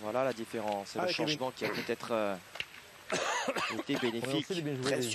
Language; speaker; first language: French; native; French